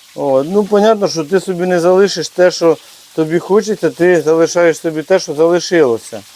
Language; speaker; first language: Ukrainian; native; Ukrainian